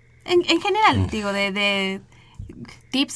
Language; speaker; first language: Spanish; native; Spanish